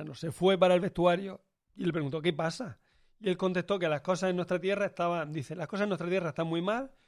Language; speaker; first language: Spanish; native; Spanish